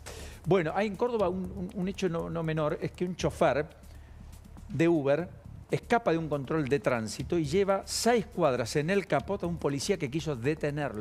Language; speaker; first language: Spanish; native; Spanish